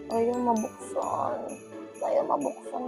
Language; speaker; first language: Filipino; native; Filipino